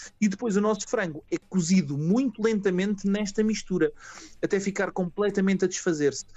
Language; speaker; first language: Portuguese; native; Portuguese